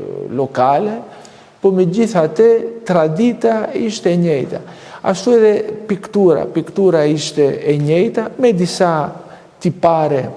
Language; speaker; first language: Albanian; non-native, fluent; Greek